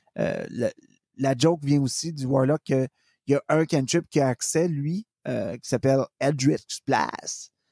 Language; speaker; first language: French; native; French